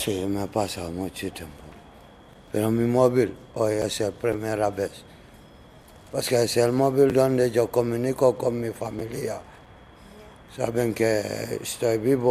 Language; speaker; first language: Spanish; non-native, learner; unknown